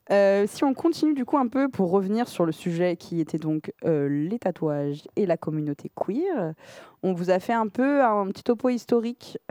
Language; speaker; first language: French; native; French